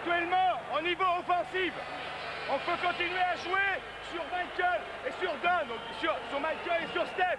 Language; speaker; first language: French; non-native, fluent; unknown